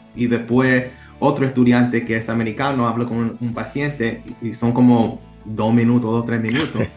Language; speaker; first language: Spanish; early bilingual, heritage; Spanish